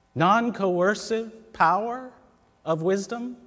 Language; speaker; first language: English; native; English